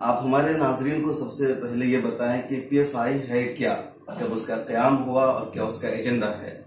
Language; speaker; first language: Hindi; native; Hindi